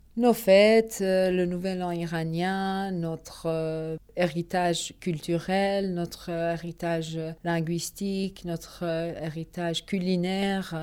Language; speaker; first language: French; early bilingual, other home language; Persian